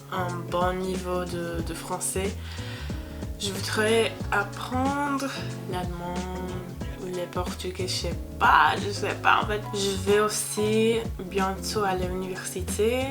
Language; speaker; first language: French; non-native, learner; English